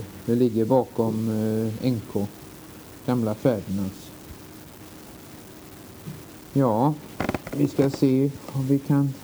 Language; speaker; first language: Swedish; native; Swedish